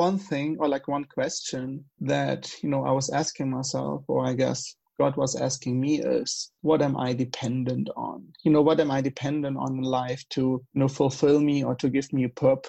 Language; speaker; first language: English; non-native, fluent; German